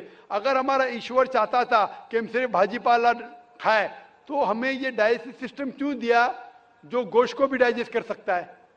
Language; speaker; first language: Hindi; native; Hindi